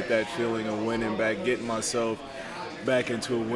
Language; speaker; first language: English; native; English